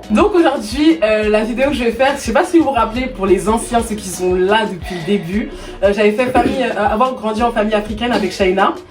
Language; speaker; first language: French; early bilingual, other home language; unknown